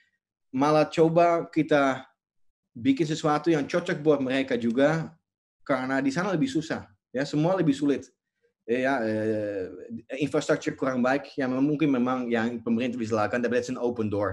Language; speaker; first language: Indonesian; non-native, fluent; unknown